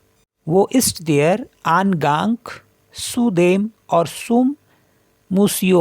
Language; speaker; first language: German; non-native, learner; Hindi